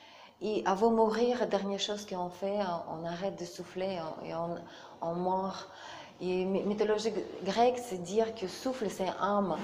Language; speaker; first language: French; non-native, learner; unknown